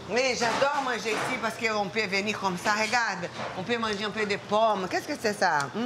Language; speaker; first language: French; non-native, learner; Portuguese